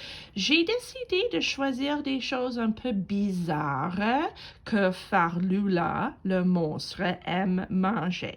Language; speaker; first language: French; non-native, fluent; English